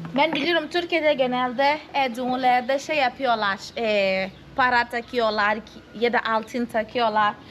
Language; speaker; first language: Turkish; non-native, fluent; Portuguese